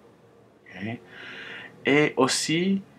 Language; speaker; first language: French; non-native, fluent; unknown